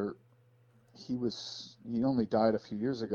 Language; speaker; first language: English; native; English